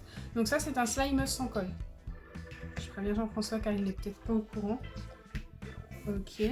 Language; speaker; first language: French; native; French